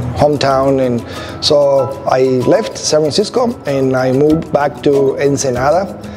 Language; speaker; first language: English; non-native, fluent; Spanish